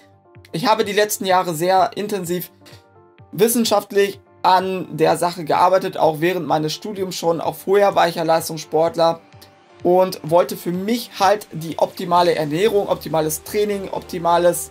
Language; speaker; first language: German; native; German